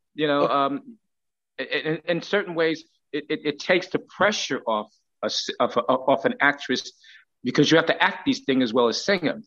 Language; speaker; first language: English; native; English